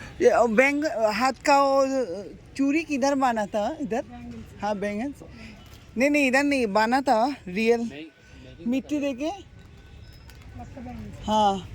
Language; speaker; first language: Hindi; non-native, learner; Bangla